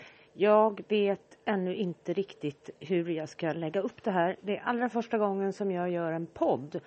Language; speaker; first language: Swedish; native; Swedish